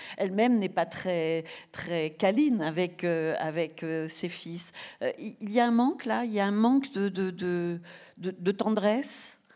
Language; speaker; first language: French; native; French